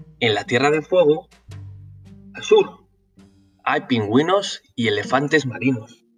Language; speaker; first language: Spanish; non-native, learner; Norwegian